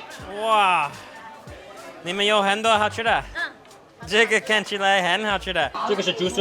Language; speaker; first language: Chinese; non-native, fluent; English